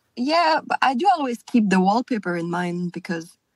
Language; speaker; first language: English; non-native, fluent; French